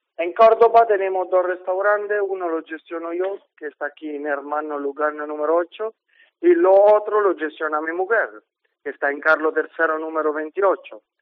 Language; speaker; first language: Spanish; non-native, fluent; Italian